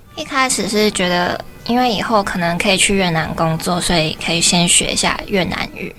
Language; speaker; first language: Chinese; native; Chinese